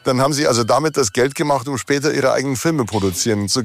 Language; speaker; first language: German; native; German